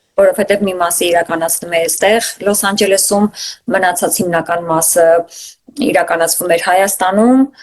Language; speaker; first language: Armenian; native; Armenian